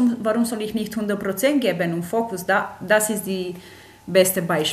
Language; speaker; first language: German; non-native, fluent; Romanian